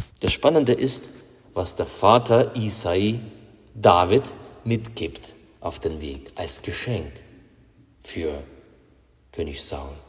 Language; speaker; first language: German; non-native, fluent; Russian